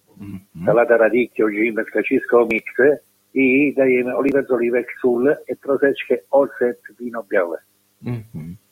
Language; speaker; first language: Polish; non-native, learner; Italian